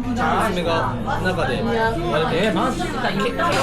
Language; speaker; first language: Japanese; native; Japanese